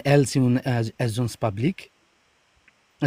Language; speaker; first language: French; non-native, learner; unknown